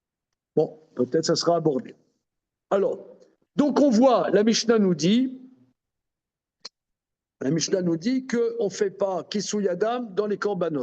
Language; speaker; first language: French; native; French